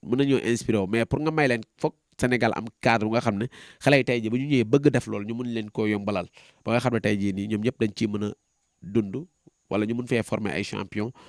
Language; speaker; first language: Wolof; non-native, local second language; Jola-Fonyi